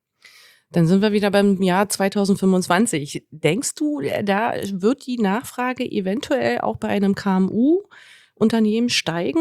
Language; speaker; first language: German; native; German